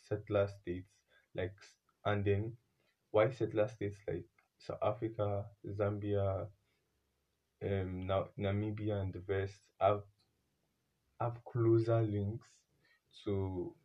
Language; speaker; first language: English; non-native, local second language; Yoruba